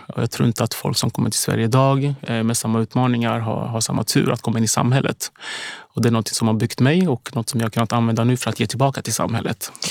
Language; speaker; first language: Swedish; early bilingual, other home language; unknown